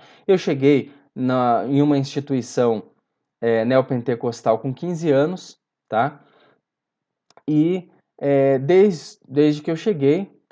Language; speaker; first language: Portuguese; native; Portuguese